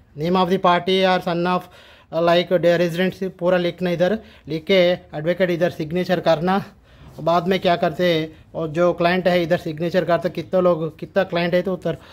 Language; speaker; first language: Hindi; non-native, local second language; Telugu